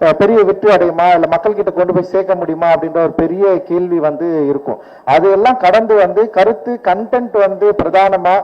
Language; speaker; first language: Tamil; native; Tamil